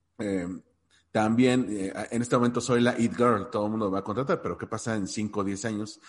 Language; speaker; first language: Spanish; native; Spanish